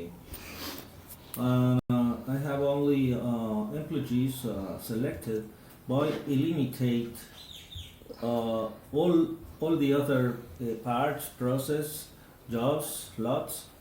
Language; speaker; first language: English; non-native, learner; Spanish